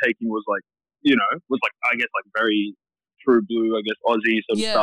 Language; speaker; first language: English; native; English